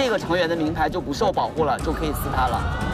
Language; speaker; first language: Chinese; native; Chinese